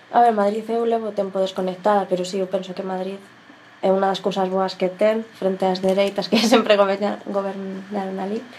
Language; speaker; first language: Galician; non-native, local second language; Spanish